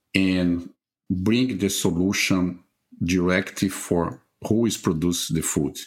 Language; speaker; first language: English; non-native, fluent; Portuguese